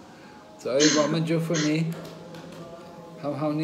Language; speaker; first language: Chinese; non-native, learner; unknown